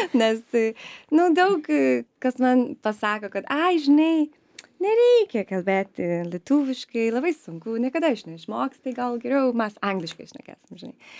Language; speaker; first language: Lithuanian; early bilingual, other home language; English